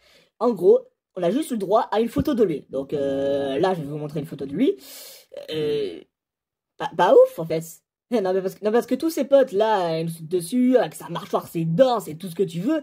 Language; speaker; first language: French; native; French